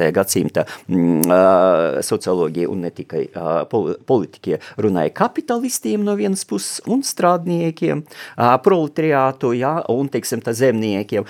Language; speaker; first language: Latvian; non-native, local second language; Russian